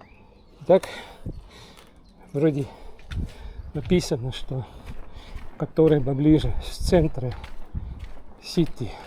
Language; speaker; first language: Russian; non-native, local second language; Estonian